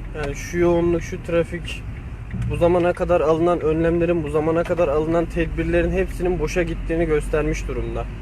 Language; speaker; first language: Turkish; native; Turkish